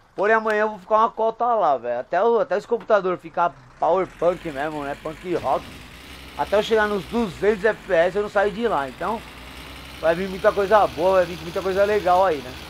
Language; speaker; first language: Portuguese; native; Portuguese